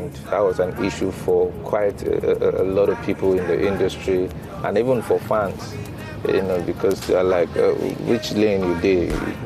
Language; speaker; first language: English; non-native, local second language; Yoruba